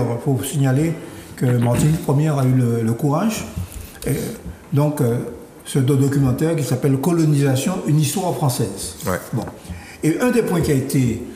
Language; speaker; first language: French; native; French